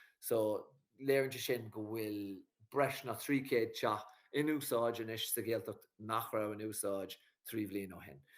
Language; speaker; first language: Irish; native; Irish